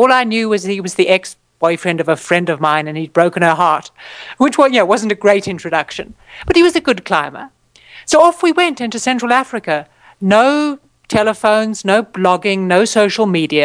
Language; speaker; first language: English; native; English